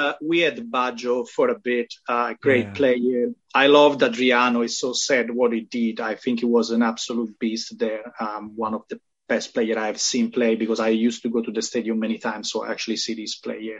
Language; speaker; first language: English; non-native, fluent; Italian